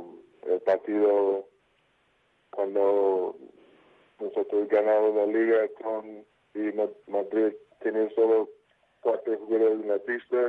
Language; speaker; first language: Spanish; non-native, fluent; English